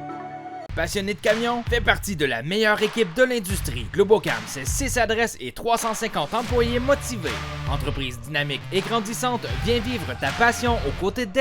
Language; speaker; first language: French; native; French